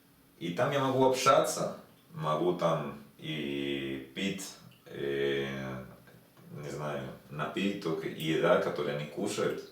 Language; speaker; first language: Russian; non-native, learner; Spanish